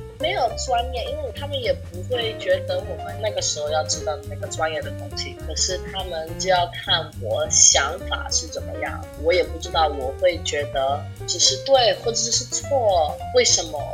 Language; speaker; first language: Chinese; non-native, fluent; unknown